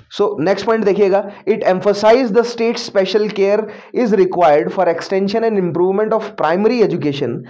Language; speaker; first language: Hindi; native; Hindi